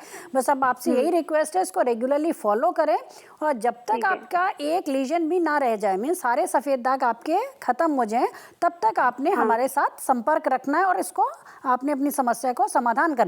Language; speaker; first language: Hindi; native; Hindi